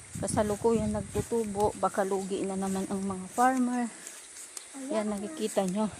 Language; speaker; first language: Filipino; native; Filipino